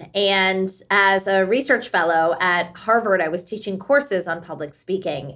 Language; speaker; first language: English; early bilingual, other home language; Hindi